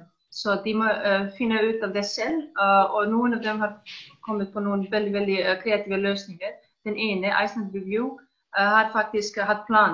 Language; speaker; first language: Danish; non-native, fluent; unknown